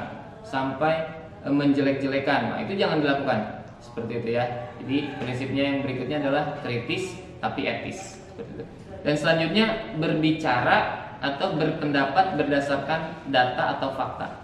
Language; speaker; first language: Indonesian; native; Indonesian